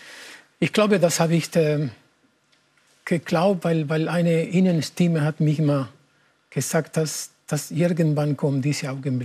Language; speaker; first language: German; non-native, learner; Spanish